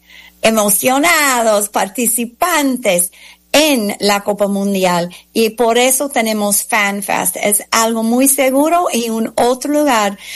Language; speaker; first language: Spanish; non-native, fluent; English